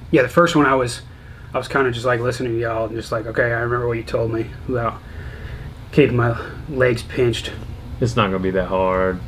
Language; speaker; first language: English; native; English